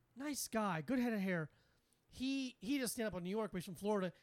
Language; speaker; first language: English; native; English